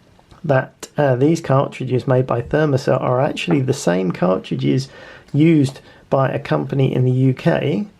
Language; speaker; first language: English; native; English